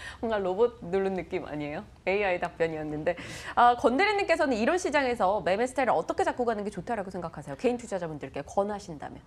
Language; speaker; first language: Korean; native; Korean